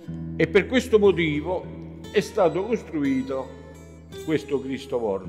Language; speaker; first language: Italian; native; Italian